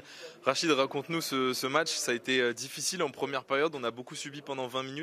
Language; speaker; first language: French; native; French